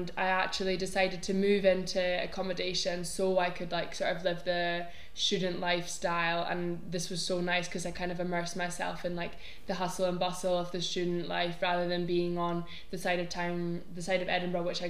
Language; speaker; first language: English; native; English